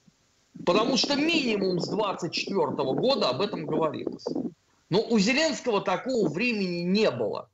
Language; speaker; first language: Russian; native; Russian